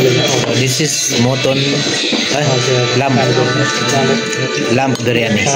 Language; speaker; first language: English; non-native, local second language; Filipino